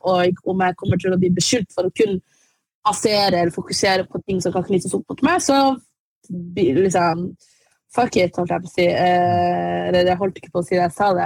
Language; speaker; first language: Norwegian; early bilingual, other home language; Arabic